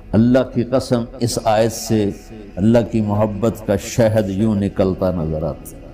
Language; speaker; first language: Urdu; non-native, local second language; Punjabi